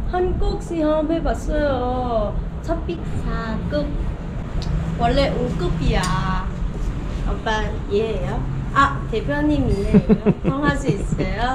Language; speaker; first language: Korean; non-native, learner; Vietnamese